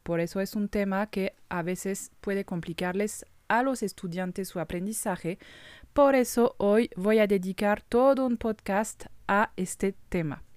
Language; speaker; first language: Spanish; non-native, fluent; French